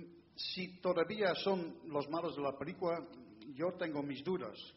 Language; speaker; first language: Spanish; non-native, fluent; Dutch